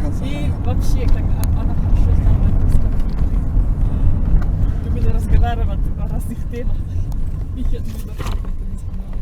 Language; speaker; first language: Russian; non-native, learner; German